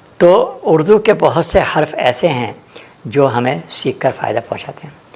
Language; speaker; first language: Urdu; native; Urdu